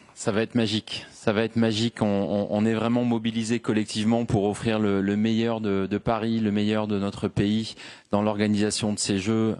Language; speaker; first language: French; native; French